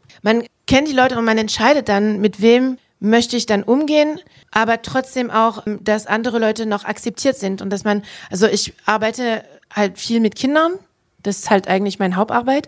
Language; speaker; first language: German; non-native, fluent; French